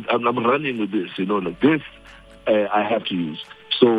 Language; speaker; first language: English; non-native, local second language; Xhosa